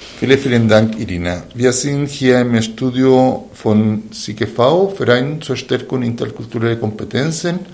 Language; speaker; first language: German; non-native, fluent; Spanish